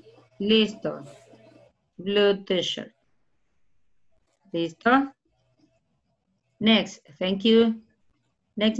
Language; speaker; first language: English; non-native, learner; Spanish